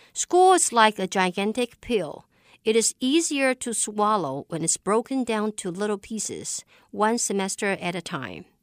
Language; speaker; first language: English; non-native, fluent; Chinese